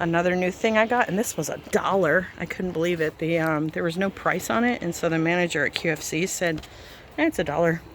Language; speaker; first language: English; native; English